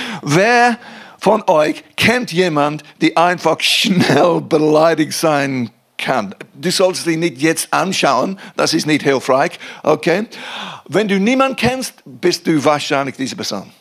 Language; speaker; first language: German; non-native, fluent; English